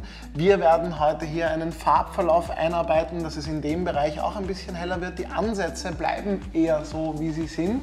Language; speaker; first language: German; native; German